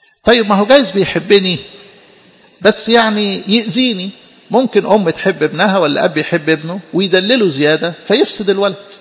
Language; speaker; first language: Arabic; native; Arabic